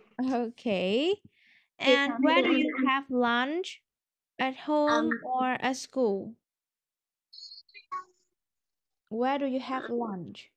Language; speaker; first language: English; non-native, learner; Vietnamese